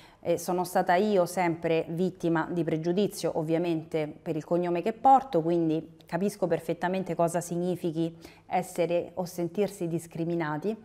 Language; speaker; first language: Italian; native; Italian